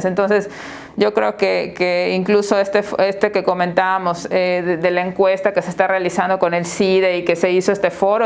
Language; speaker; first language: Spanish; native; Spanish